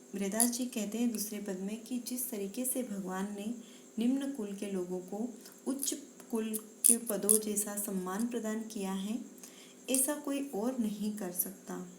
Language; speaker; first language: Hindi; native; Hindi